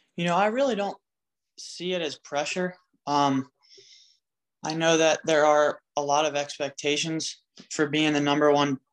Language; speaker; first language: English; native; English